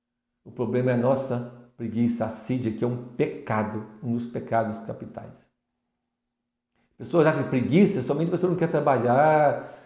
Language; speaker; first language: Portuguese; native; Portuguese